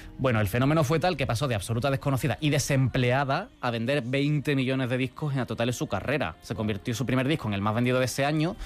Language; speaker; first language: Spanish; native; Spanish